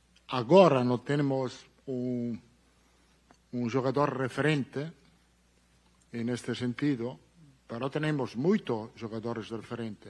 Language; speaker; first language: Portuguese; non-native, fluent; Italian